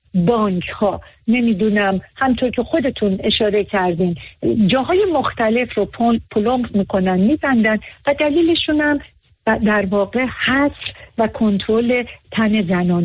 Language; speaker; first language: Persian; native; Persian